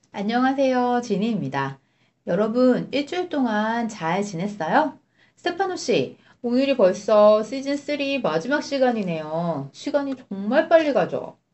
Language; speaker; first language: Korean; native; Korean